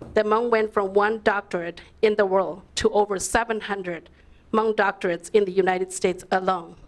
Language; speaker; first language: English; early bilingual, other home language; Lao